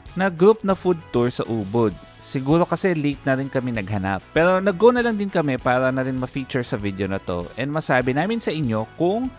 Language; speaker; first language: Filipino; native; Filipino